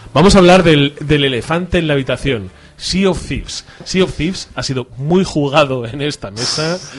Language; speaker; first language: Spanish; native; Spanish